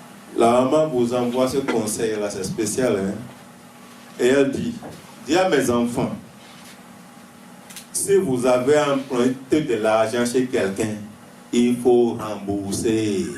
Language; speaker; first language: French; native; French